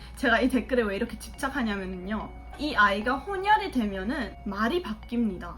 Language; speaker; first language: Korean; early bilingual, heritage; Korean